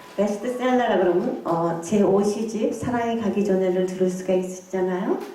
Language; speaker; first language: Korean; native; Korean